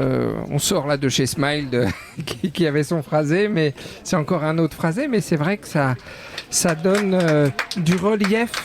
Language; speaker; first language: French; native; French